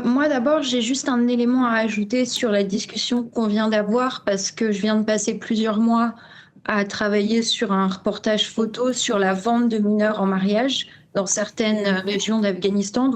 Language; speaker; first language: French; native; French